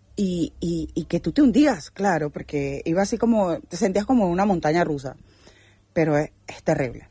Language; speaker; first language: Spanish; native; Spanish